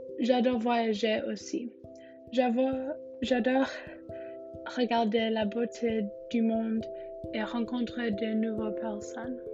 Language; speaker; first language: French; non-native, learner; English